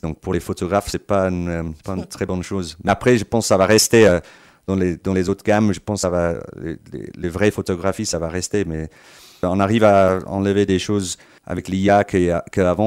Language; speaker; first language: French; non-native, fluent; English